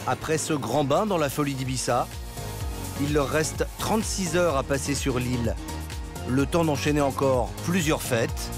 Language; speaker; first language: French; native; French